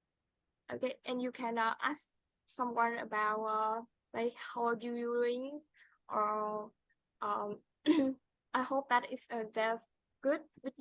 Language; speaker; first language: English; non-native, fluent; Vietnamese